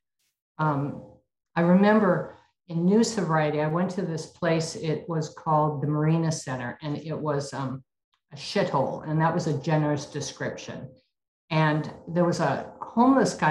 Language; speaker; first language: English; native; English